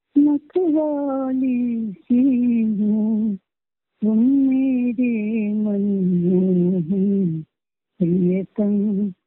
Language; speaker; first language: Hindi; non-native, local second language; Marathi